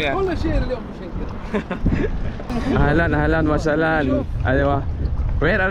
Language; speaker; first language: Arabic; non-native, learner; Filipino